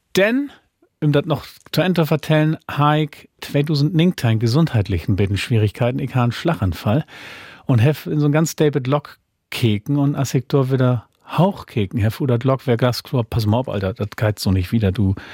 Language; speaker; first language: German; native; German